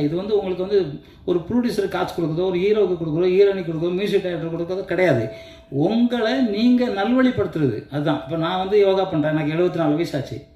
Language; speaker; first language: Tamil; native; Tamil